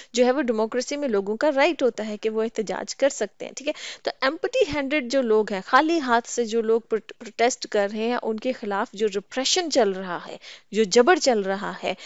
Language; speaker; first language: Urdu; native; Urdu